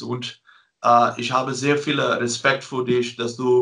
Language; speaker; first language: German; non-native, learner; Dutch